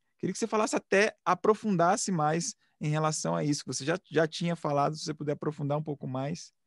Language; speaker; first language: Portuguese; native; Portuguese